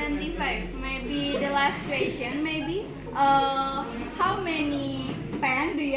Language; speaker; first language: English; non-native, learner; Indonesian